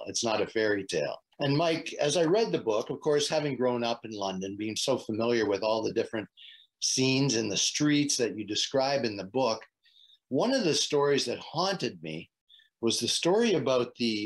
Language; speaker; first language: English; native; English